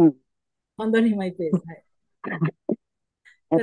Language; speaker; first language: Japanese; non-native, learner; Indonesian